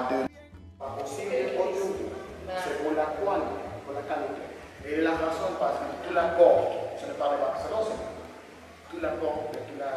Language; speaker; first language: French; non-native, learner; Spanish